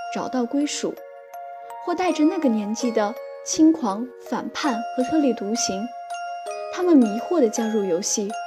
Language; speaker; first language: Chinese; native; Chinese